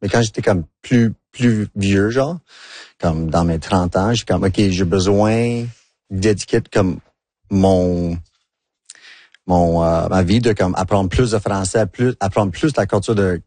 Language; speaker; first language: French; non-native, local second language; English